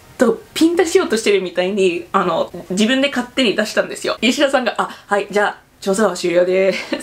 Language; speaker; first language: Japanese; non-native, fluent; English